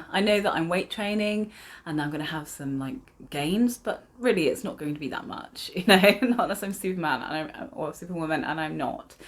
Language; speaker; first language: English; native; English